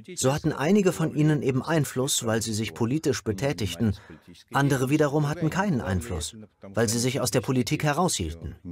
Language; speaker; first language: German; non-native, fluent; Russian